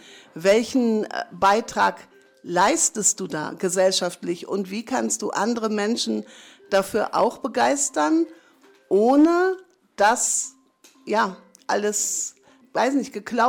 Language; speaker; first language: German; native; German